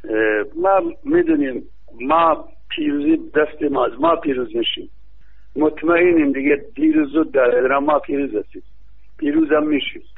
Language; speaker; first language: Persian; non-native, local second language; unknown